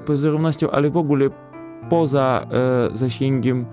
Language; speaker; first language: Polish; non-native, fluent; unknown